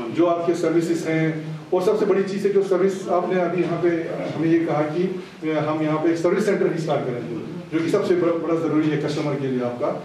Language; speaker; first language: Hindi; non-native, local second language; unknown